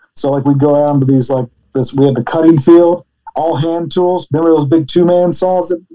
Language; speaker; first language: English; native; English